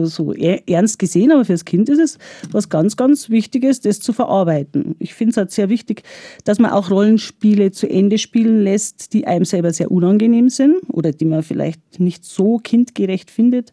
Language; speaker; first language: German; native; German